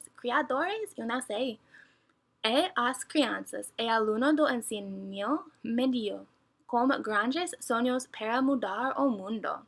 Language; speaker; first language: Portuguese; non-native, learner; English